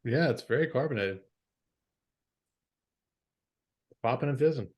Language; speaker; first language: English; native; English